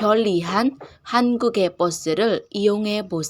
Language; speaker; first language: Korean; non-native, learner; Burmese